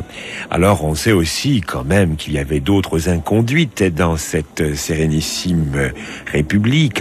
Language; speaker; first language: French; native; French